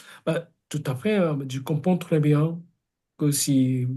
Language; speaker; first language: French; non-native, fluent; Japanese